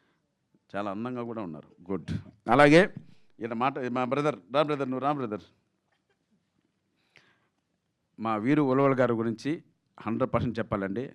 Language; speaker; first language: Telugu; native; Telugu